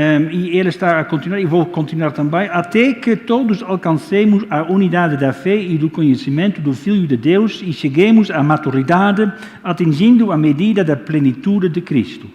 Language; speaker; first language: Portuguese; non-native, fluent; Dutch